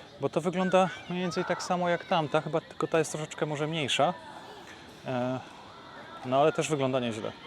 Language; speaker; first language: Polish; native; Polish